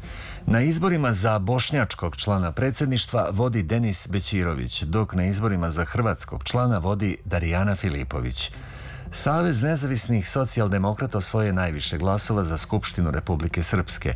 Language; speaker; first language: Serbian; native; Serbian